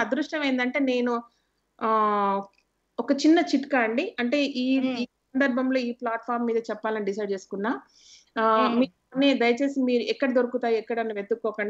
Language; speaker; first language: Telugu; native; Telugu